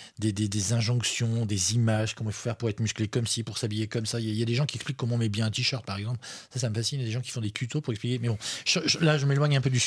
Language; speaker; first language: French; native; French